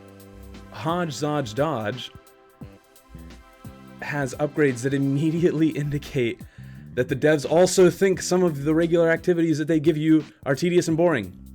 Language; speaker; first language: English; native; English